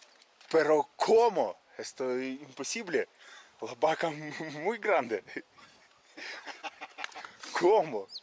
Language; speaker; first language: Spanish; non-native, learner; Russian